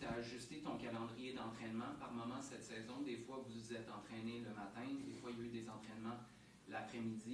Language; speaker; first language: French; native; French